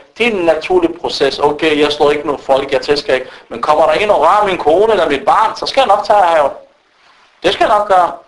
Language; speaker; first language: Danish; early bilingual, other home language; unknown